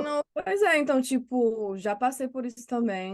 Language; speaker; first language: Portuguese; non-native, fluent; English